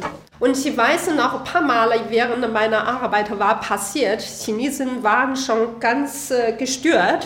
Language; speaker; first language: German; non-native, fluent; Chinese